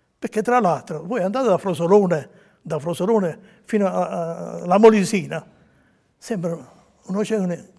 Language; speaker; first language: Italian; native; Italian